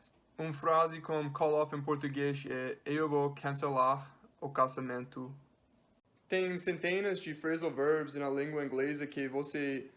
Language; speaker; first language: Portuguese; non-native, learner; English